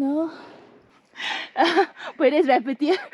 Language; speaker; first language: Spanish; non-native, learner; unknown